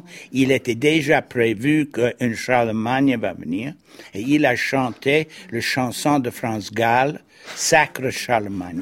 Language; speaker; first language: French; non-native, fluent; English